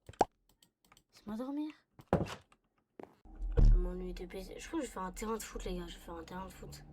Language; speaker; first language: French; native; French